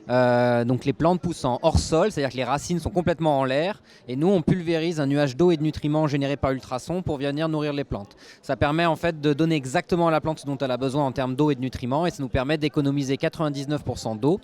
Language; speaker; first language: French; native; French